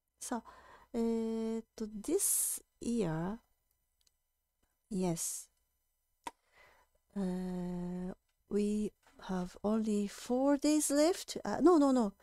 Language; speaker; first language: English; non-native, fluent; Japanese